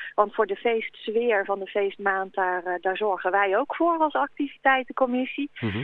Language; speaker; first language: Dutch; native; Dutch